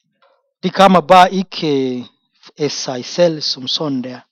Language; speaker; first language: Danish; non-native, fluent; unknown